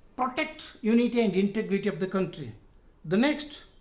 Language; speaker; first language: English; non-native, local second language; Kannada